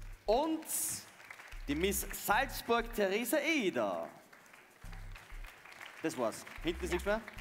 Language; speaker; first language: German; native; German